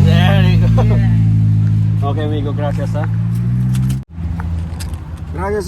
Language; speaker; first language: Spanish; non-native, learner; Iloko